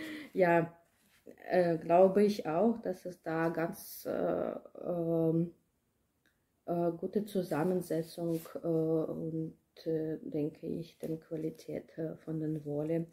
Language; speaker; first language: German; non-native, learner; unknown